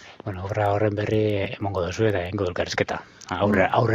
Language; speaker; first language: Basque; native; Basque